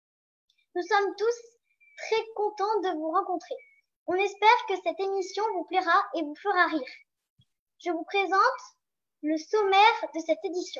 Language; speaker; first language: French; native; French